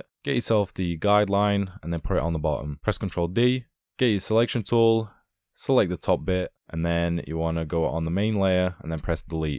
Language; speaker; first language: English; native; English